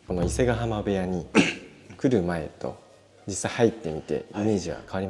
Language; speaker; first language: Japanese; native; Japanese